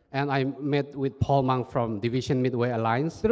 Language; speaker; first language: English; non-native, fluent; Burmese